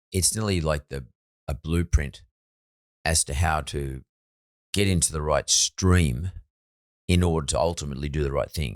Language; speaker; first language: English; native; English